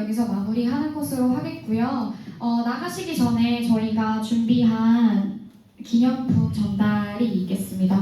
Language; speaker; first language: Korean; native; Korean